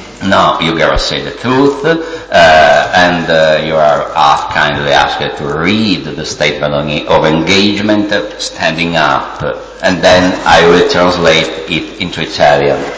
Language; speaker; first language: English; non-native, fluent; Italian